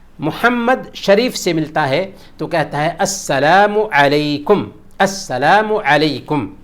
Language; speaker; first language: Urdu; native; Urdu